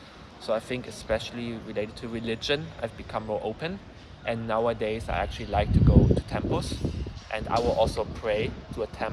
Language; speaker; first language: English; non-native, fluent; German